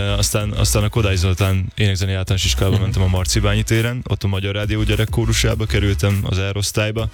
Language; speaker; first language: Hungarian; early bilingual, other home language; English